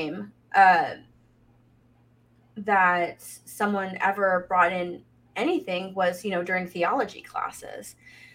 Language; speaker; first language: English; native; English